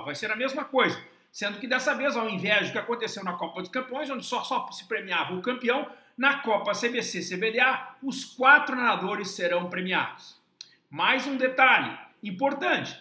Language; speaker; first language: Portuguese; native; Portuguese